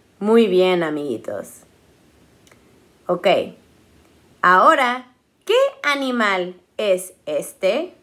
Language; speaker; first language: Spanish; early bilingual, heritage; Spanish